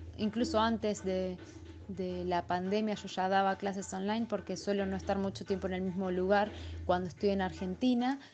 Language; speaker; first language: Spanish; native; Spanish